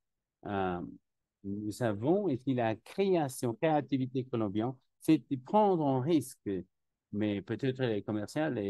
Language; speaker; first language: French; non-native, learner; Spanish